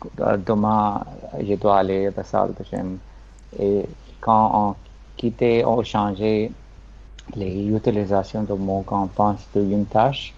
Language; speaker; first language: French; non-native, learner; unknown